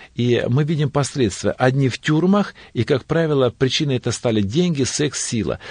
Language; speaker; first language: Russian; native; Russian